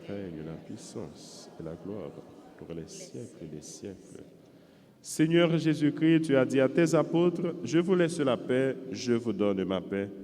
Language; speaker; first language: French; non-native, local second language; Haitian Creole